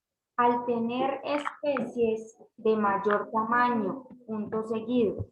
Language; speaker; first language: Spanish; native; Spanish